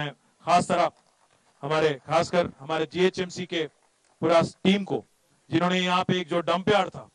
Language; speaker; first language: Hindi; non-native, local second language; Telugu